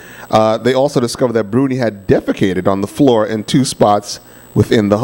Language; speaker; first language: English; native; English